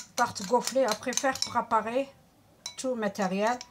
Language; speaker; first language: French; non-native, learner; Turkish